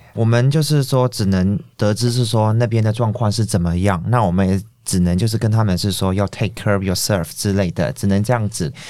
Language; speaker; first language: Chinese; non-native, fluent; Burmese